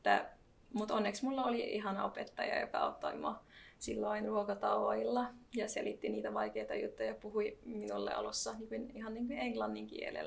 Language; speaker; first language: Finnish; non-native, fluent; Arabic